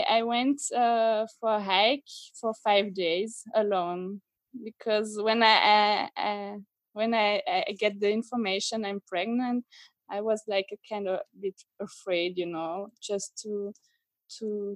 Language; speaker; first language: English; non-native, fluent; French